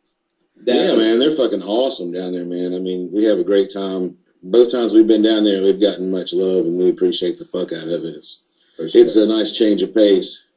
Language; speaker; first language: English; native; English